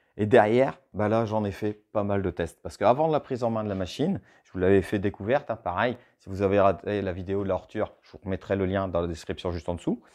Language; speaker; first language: French; native; French